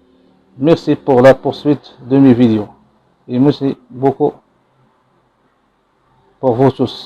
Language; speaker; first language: French; non-native, local second language; Arabic